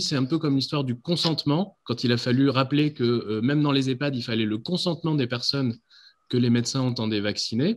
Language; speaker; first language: French; native; French